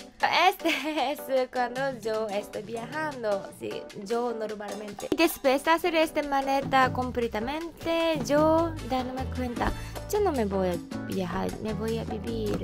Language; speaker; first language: Spanish; non-native, learner; Japanese